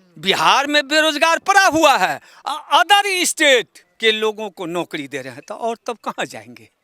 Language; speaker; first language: Hindi; native; Hindi